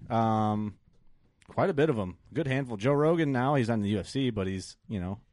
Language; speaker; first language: English; native; English